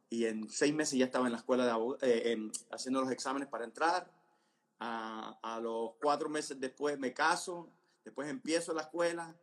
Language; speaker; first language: Spanish; early bilingual, heritage; Spanish